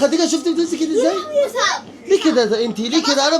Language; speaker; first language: Arabic; native; Arabic